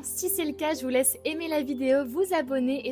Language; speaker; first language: French; native; French